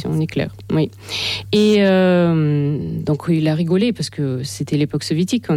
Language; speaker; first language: French; non-native, fluent; Russian